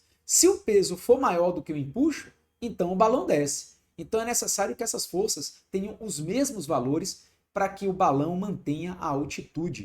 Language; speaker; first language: Portuguese; native; Portuguese